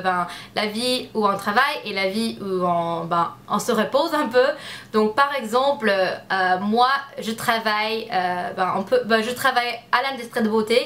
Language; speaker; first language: French; non-native, learner; English